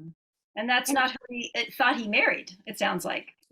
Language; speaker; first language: English; native; English